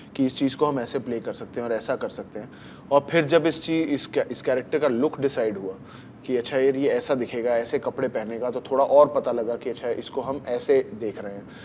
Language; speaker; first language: Hindi; native; Hindi